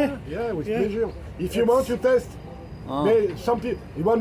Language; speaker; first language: English; non-native, learner; French